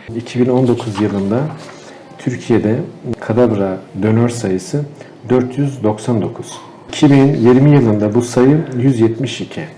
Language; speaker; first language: Turkish; native; Turkish